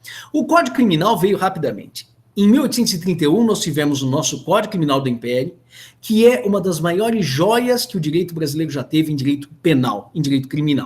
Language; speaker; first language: Portuguese; native; Portuguese